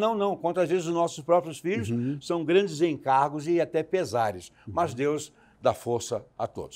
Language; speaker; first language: Portuguese; native; Portuguese